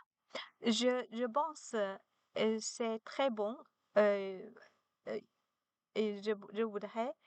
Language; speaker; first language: French; non-native, learner; Chinese